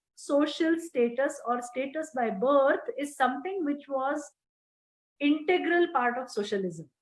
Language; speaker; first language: English; non-native, local second language; Marathi